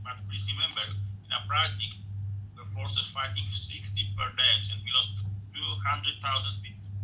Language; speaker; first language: English; non-native, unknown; Polish